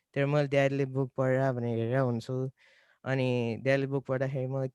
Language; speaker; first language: Nepali; early bilingual, other home language; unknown